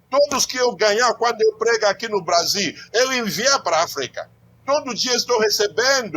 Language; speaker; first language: Portuguese; non-native, learner; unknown